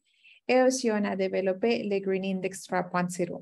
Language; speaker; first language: French; non-native, fluent; Spanish